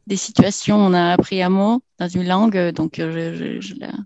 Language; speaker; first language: French; non-native, fluent; Spanish